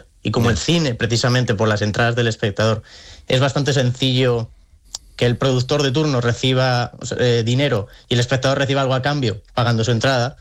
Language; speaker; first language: Spanish; native; Spanish